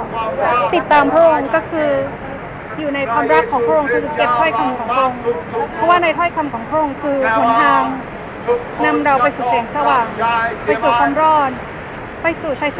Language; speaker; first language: Thai; native; Thai